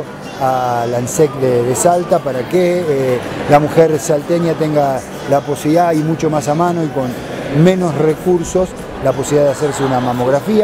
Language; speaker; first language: Spanish; native; Spanish